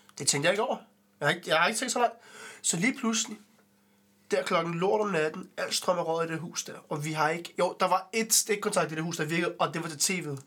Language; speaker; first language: Danish; early bilingual, other home language; Arabic